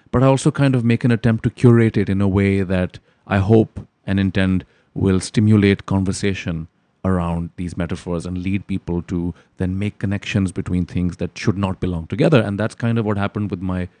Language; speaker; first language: English; non-native, local second language; Urdu